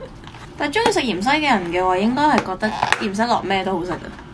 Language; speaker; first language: Cantonese; native; Cantonese